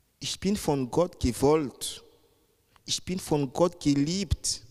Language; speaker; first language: German; non-native, fluent; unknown